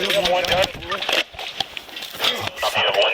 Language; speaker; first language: English; native; English